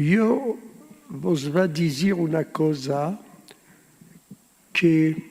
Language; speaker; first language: Spanish; early bilingual, heritage; French